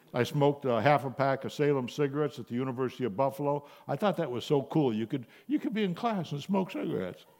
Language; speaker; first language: English; native; English